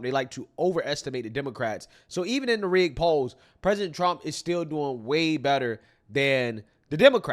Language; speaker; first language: English; native; English